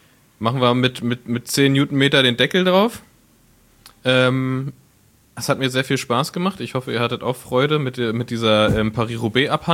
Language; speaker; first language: German; native; German